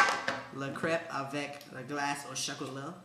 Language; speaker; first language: French; non-native, learner; English